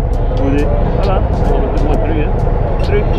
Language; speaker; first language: Dutch; native; Dutch